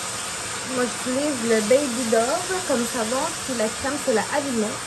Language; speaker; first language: French; native; French